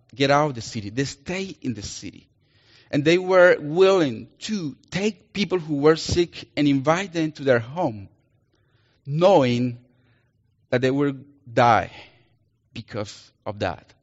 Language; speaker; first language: English; non-native, fluent; Spanish